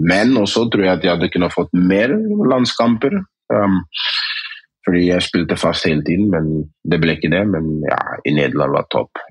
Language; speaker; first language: Norwegian; early bilingual, other home language; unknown